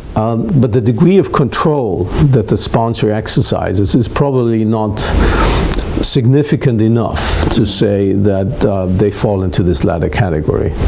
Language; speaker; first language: English; non-native, fluent; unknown